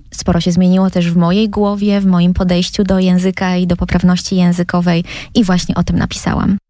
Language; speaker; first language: Polish; native; Polish